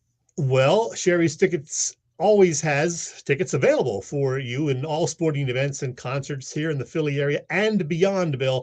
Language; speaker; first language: English; native; English